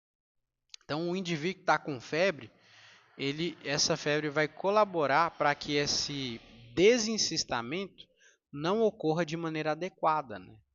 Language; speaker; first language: Portuguese; native; Portuguese